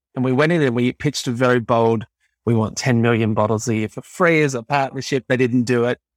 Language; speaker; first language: English; native; English